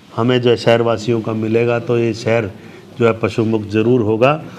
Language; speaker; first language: Hindi; native; Hindi